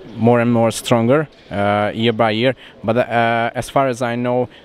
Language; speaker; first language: English; non-native, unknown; Hungarian